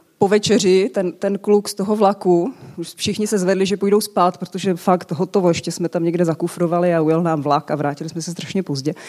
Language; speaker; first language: Czech; native; Czech